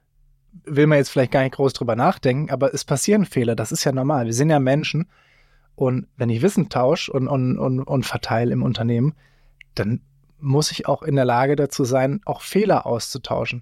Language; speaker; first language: German; native; German